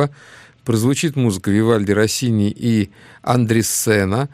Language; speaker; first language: Russian; native; Russian